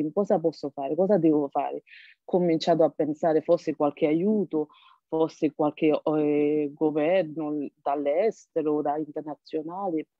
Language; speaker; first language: Italian; non-native, fluent; Burmese